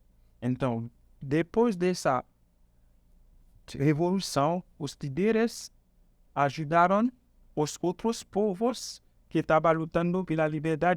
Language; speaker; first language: Portuguese; non-native, fluent; Haitian Creole